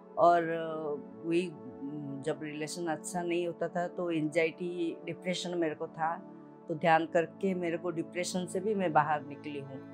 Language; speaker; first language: Hindi; non-native, local second language; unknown